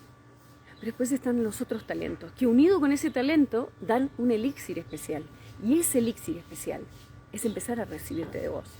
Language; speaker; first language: Spanish; native; Spanish